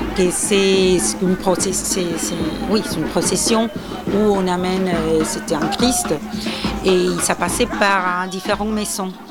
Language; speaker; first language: French; non-native, fluent; Spanish